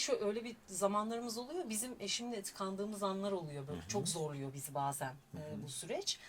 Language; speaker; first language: Turkish; native; Turkish